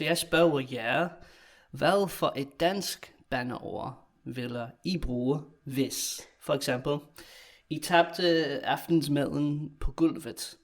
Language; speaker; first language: Danish; native; Danish